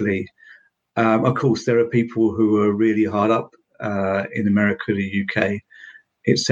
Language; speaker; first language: English; native; English